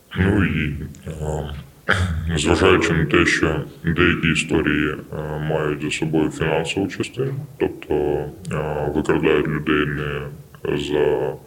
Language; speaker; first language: Ukrainian; non-native, local second language; Russian